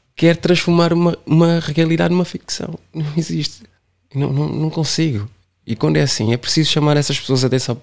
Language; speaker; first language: Portuguese; non-native, local second language; Kabuverdianu